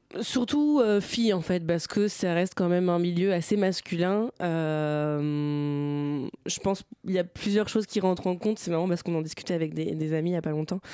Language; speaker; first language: French; native; French